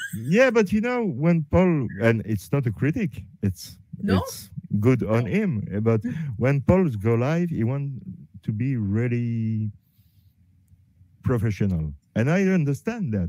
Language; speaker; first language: English; non-native, learner; French